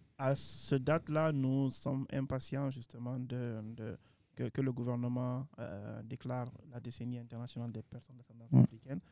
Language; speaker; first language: French; non-native, local second language; Fula